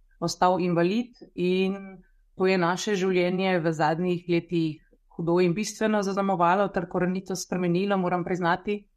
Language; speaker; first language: Slovenian; native; Slovenian